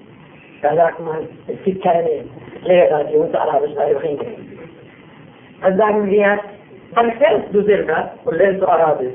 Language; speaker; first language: German; non-native, fluent; Turkish